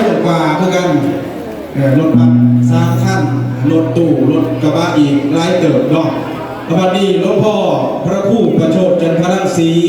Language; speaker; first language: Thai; non-native, local second language; Northeastern Thai